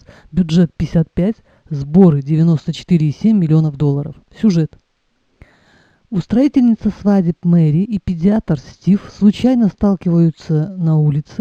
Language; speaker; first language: Russian; native; Russian